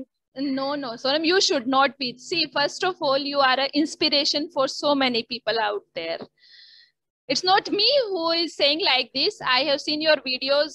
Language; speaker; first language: English; non-native, learner; Hindi